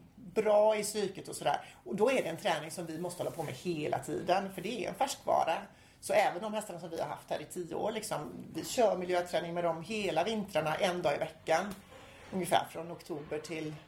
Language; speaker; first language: Swedish; native; Swedish